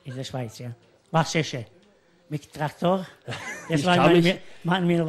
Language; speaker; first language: German; non-native, learner; Italian